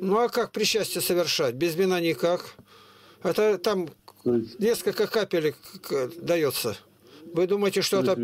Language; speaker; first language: Russian; native; Russian